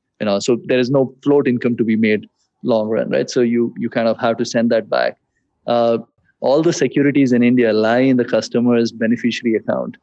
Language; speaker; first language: English; non-native, local second language; Hindi